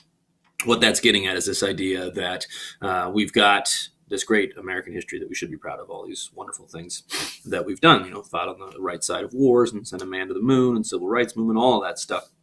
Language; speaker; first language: English; native; English